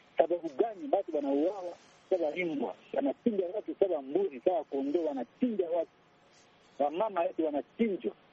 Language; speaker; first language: Swahili; non-native, local second language; Kinyarwanda